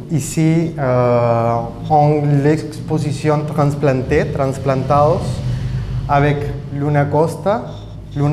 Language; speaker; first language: French; non-native, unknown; Spanish